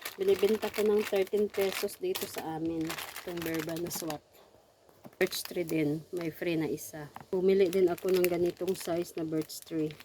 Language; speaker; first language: Filipino; non-native, local second language; Cebuano